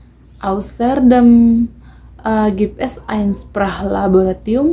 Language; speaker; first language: German; non-native, learner; Indonesian